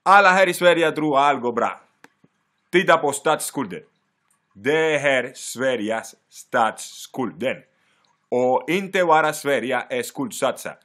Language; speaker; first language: Swedish; non-native, fluent; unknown